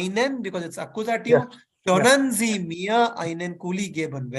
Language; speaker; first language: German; non-native, fluent; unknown